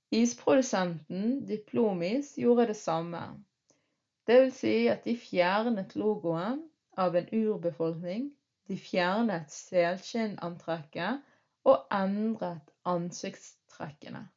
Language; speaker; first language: Norwegian; early bilingual, other home language; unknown